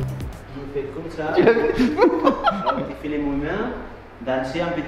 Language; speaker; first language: French; non-native, learner; Spanish